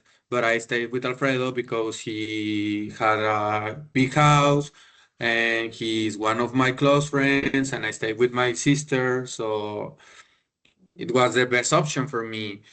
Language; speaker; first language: English; non-native, learner; Spanish